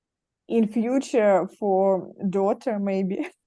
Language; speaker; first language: English; non-native, learner; Russian